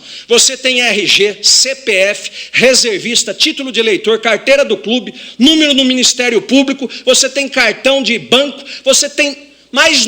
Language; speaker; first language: Portuguese; native; Portuguese